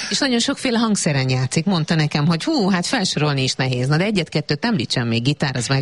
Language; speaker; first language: Hungarian; native; Hungarian